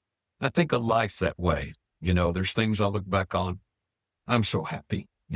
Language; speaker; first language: English; native; English